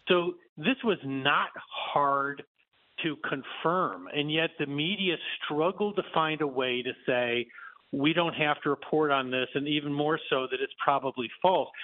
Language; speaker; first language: English; native; English